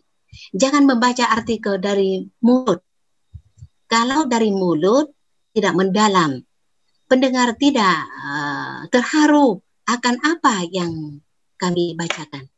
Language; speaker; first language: Indonesian; non-native, fluent; Vietnamese